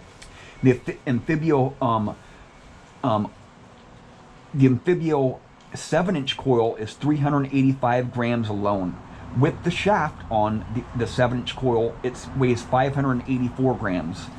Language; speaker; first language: English; native; English